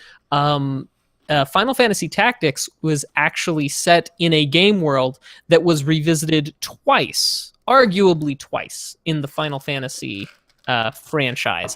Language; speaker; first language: English; native; English